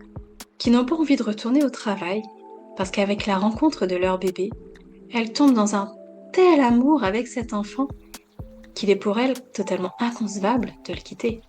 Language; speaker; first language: French; native; French